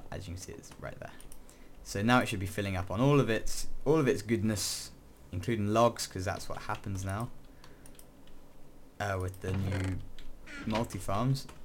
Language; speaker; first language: English; native; English